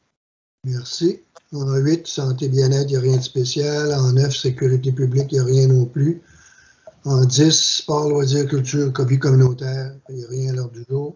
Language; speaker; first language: French; native; French